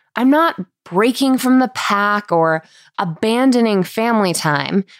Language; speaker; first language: English; native; English